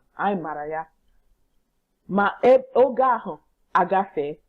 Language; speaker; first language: Igbo; non-native, learner; English